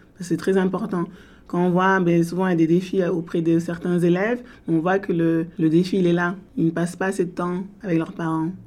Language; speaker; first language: French; native; French